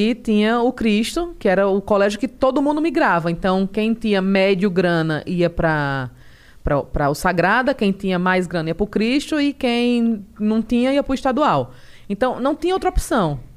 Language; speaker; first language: Portuguese; native; Portuguese